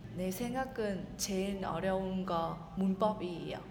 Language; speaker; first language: Korean; non-native, learner; Vietnamese